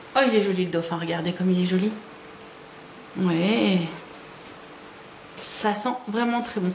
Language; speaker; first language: French; native; French